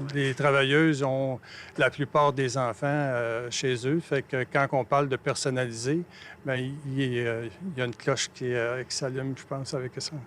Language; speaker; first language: French; native; French